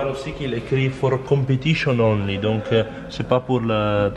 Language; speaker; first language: French; non-native, fluent; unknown